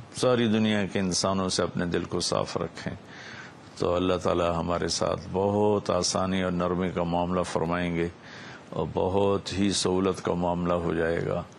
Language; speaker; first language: Urdu; non-native, local second language; Punjabi